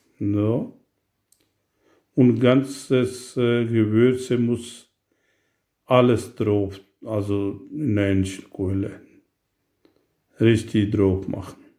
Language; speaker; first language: German; non-native, learner; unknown